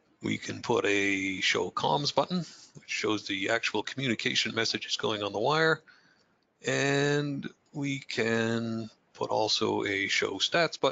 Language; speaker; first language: English; native; English